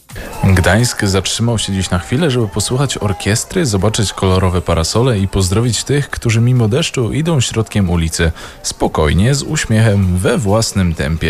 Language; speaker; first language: Polish; native; Polish